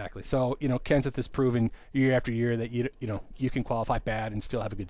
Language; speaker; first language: English; native; English